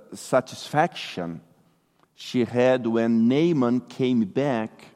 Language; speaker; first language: English; non-native, fluent; Portuguese